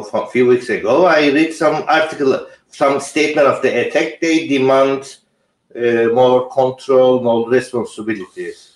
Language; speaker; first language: English; non-native, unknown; Turkish